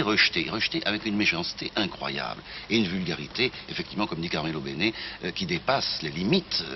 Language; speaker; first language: French; native; French